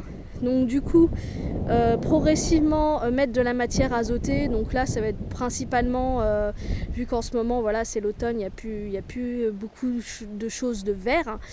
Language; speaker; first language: French; native; French